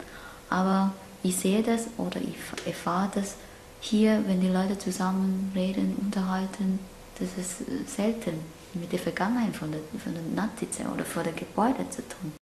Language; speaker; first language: German; non-native, learner; Cantonese